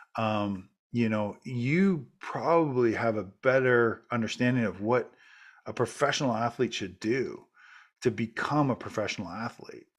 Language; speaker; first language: English; native; English